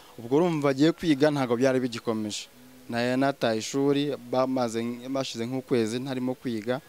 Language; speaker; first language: Kinyarwanda; early bilingual, heritage; Swahili